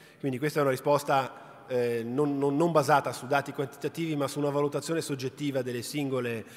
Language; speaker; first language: Italian; native; Italian